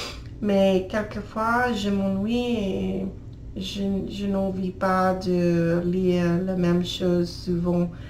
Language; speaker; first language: French; non-native, learner; English